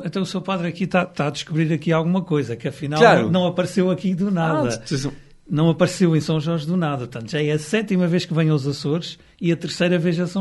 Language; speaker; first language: Portuguese; native; Portuguese